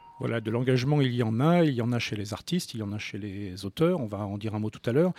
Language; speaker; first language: French; native; French